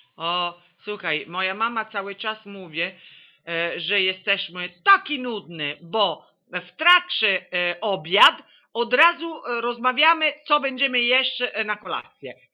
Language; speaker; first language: Polish; non-native, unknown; Italian